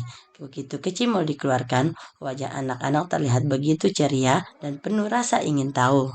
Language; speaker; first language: Indonesian; native; Indonesian